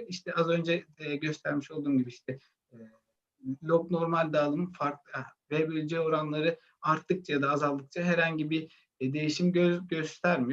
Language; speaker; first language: Turkish; native; Turkish